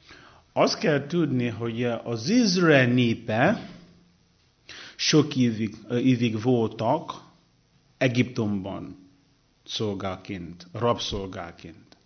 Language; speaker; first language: Hungarian; non-native, learner; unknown